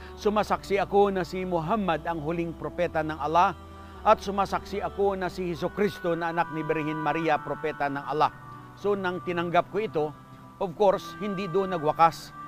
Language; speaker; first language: Filipino; non-native, local second language; Hiligaynon